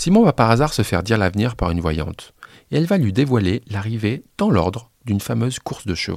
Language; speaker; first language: French; native; French